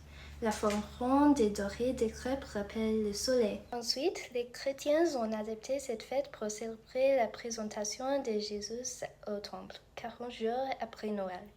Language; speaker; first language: French; non-native, fluent; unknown